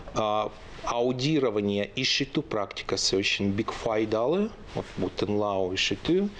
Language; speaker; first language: Tatar; non-native, local second language; Russian